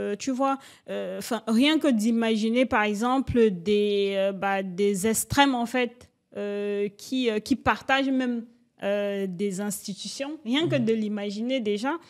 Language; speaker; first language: French; native; French